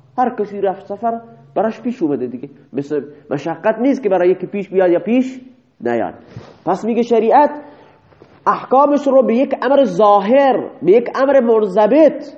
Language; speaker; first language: Persian; native; Persian